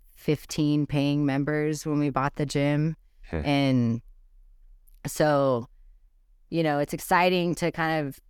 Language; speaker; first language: English; native; English